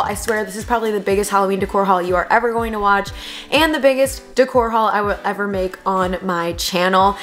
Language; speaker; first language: English; native; English